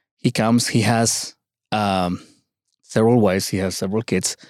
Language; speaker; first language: English; early bilingual, other home language; Spanish